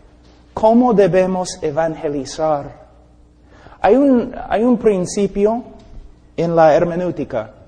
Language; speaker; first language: Spanish; non-native, fluent; English